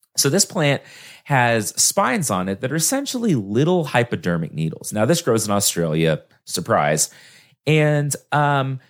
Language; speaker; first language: English; native; English